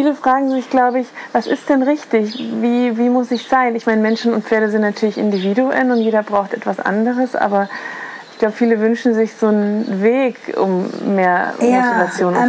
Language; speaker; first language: German; native; German